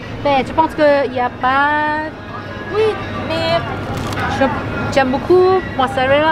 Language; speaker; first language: French; non-native, learner; Thai